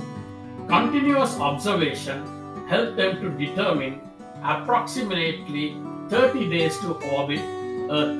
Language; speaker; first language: English; non-native, local second language; Tamil